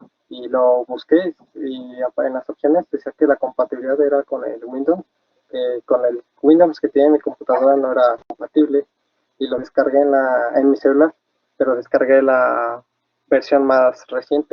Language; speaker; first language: Spanish; native; Spanish